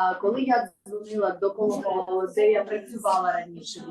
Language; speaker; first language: Ukrainian; non-native, local second language; Russian